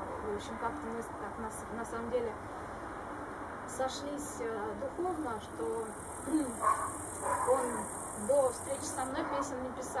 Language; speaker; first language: Russian; native; Russian